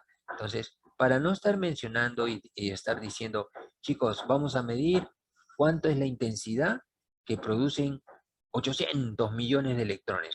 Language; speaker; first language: Spanish; native; Spanish